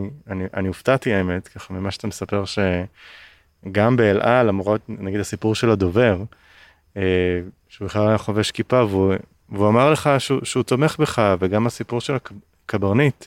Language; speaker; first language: Hebrew; native; Hebrew